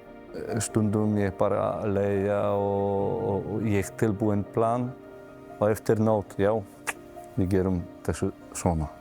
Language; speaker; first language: Icelandic; non-native, learner; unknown